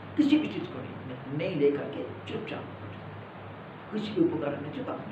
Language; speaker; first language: Hindi; non-native, local second language; Malayalam